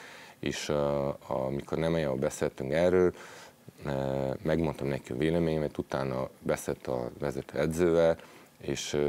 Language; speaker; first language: Hungarian; non-native, fluent; Serbian